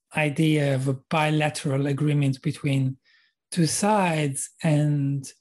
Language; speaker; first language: English; non-native, fluent; Hebrew